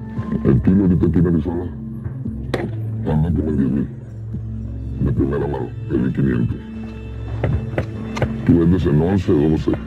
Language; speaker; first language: Spanish; native; Spanish